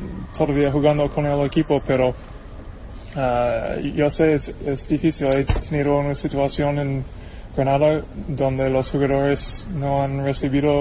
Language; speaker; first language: Spanish; non-native, fluent; English